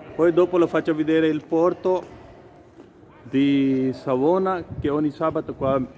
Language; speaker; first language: Italian; non-native, learner; Urdu